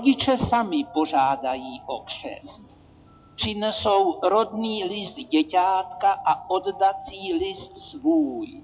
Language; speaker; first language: Czech; native; Czech